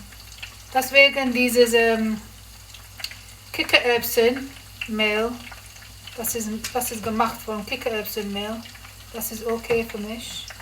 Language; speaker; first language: German; non-native, learner; English